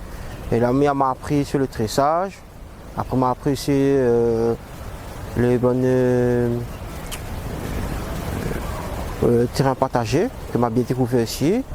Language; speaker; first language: French; non-native, local second language; Réunion Creole French